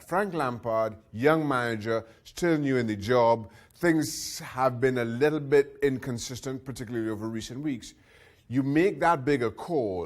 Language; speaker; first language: English; native; English